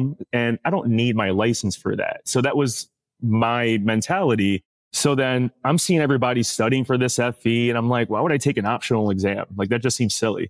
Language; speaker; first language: English; native; English